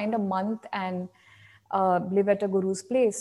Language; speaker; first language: English; non-native, local second language; Marathi